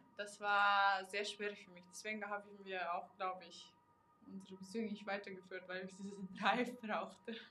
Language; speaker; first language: German; non-native, fluent; Russian